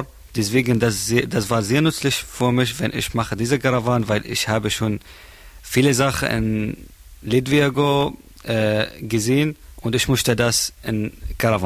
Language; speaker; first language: German; non-native, learner; Arabic